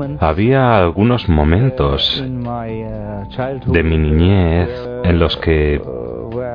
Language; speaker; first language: Spanish; non-native, fluent; German